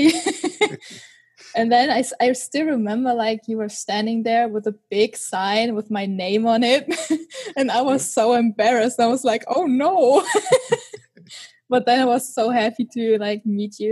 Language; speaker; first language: English; non-native, fluent; German